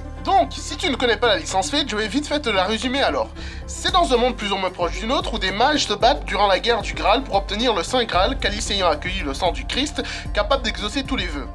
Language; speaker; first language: French; native; French